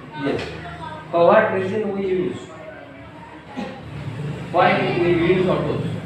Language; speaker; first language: English; non-native, learner; Hindi